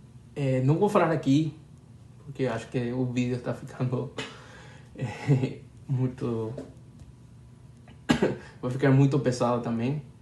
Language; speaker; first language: Portuguese; non-native, learner; Spanish